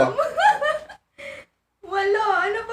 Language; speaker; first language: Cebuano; non-native, learner; Filipino